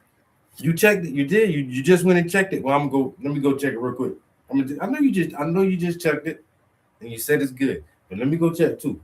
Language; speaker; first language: English; native; English